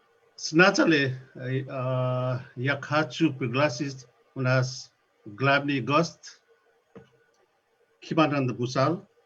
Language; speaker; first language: Russian; non-native, learner; Nepali